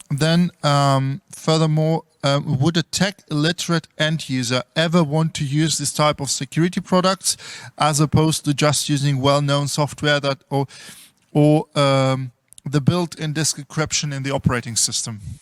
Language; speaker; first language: English; non-native, fluent; German